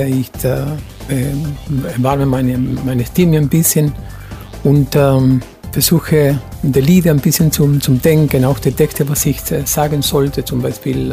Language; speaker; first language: German; non-native, fluent; Spanish